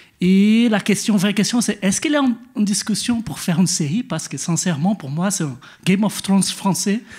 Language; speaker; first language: French; non-native, fluent; Portuguese